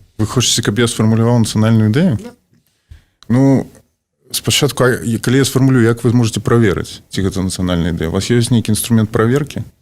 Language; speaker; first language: Belarusian; non-native, local second language; Russian